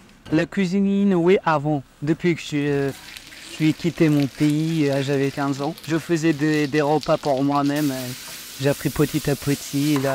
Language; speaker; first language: French; non-native, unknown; Persian